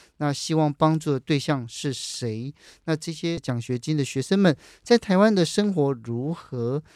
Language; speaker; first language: Chinese; native; Chinese